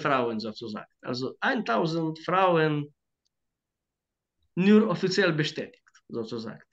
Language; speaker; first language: German; non-native, fluent; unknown